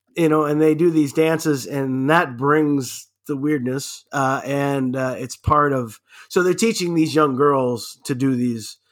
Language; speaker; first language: English; early bilingual, other home language; German